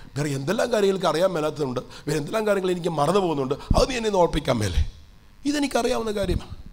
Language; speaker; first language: Malayalam; early bilingual, heritage; Malayalam